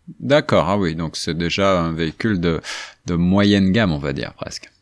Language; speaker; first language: French; native; French